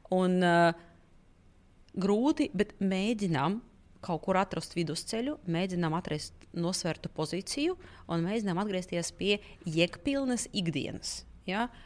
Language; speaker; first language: Latvian; non-native, local second language; Russian